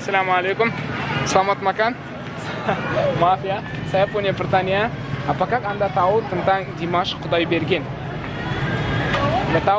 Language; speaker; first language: Indonesian; non-native, learner; Kazakh